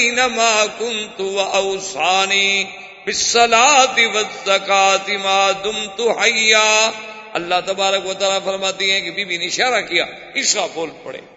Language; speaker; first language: Urdu; native; Urdu